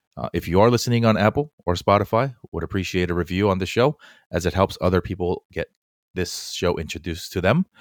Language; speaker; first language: English; early bilingual, other home language; Korean